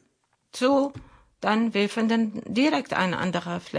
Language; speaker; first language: German; non-native, learner; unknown